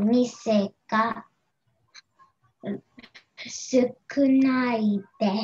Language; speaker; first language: Japanese; non-native, learner; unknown